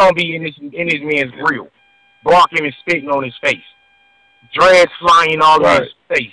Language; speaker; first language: English; native; English